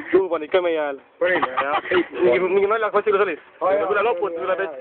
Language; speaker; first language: Estonian; native; Estonian